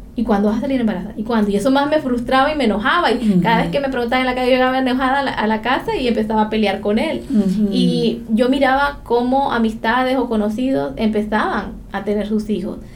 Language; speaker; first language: Spanish; native; Spanish